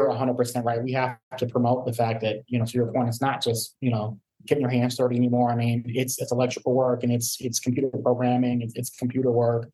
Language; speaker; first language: English; native; English